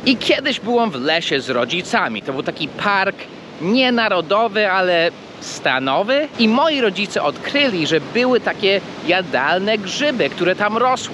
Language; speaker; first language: Polish; early bilingual, heritage; Polish